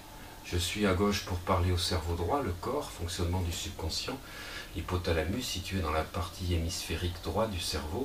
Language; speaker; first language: French; native; French